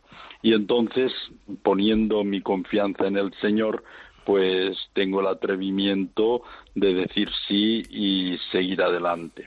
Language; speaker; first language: Spanish; native; Spanish